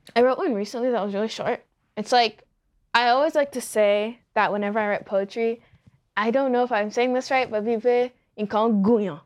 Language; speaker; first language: English; early bilingual, other home language; Yoruba